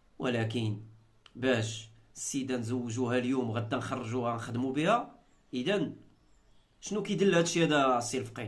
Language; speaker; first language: Arabic; native; Arabic